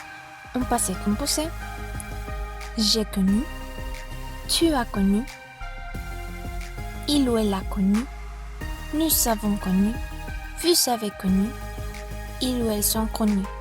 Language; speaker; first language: French; non-native, fluent; Spanish